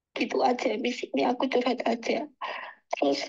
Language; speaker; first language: Indonesian; native; Indonesian